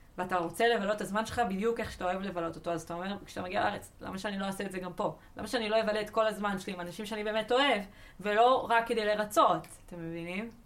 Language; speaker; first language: Hebrew; native; Hebrew